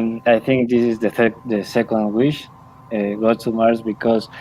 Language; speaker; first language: English; non-native, learner; Spanish